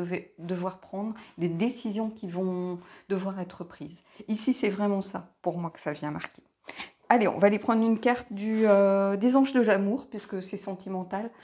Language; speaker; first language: French; native; French